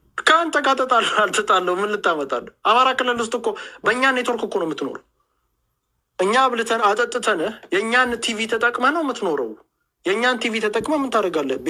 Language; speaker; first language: Amharic; native; Amharic